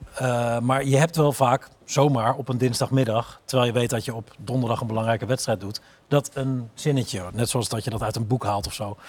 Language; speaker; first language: Dutch; native; Dutch